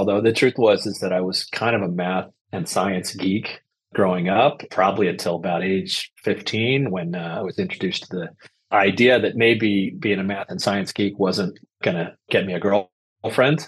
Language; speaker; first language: English; native; English